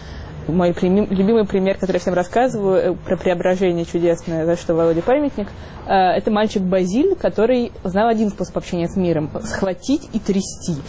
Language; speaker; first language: Russian; native; Russian